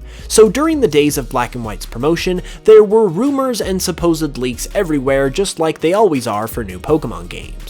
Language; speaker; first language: English; native; English